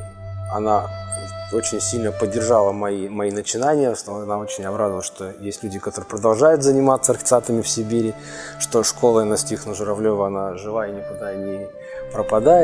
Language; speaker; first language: Russian; native; Russian